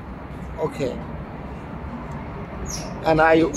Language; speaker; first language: English; non-native, learner; Bangla